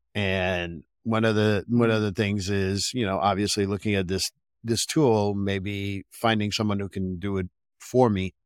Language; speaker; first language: English; non-native, fluent; French